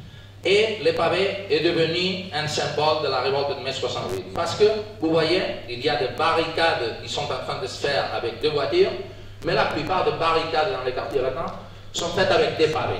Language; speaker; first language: French; non-native, fluent; Catalan